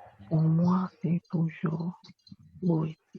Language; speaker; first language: French; non-native, learner; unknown